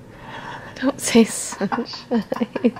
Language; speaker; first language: English; native; English